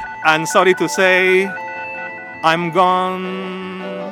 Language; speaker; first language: English; early bilingual, other home language; Spanish